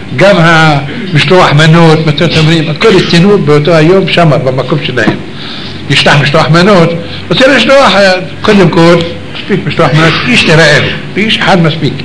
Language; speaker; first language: Hebrew; native; Hebrew